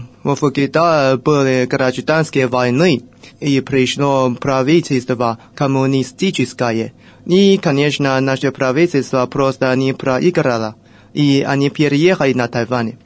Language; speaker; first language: Russian; non-native, fluent; Chinese